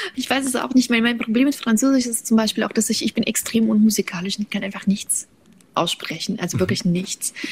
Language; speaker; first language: German; early bilingual, other home language; Russian